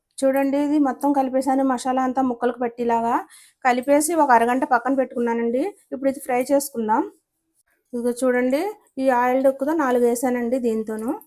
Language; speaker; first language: Telugu; native; Telugu